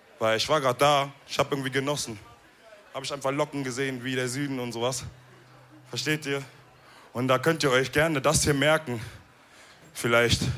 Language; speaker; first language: German; early bilingual, other home language; Wolof